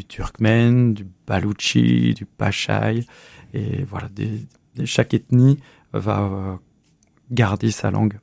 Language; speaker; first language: French; native; French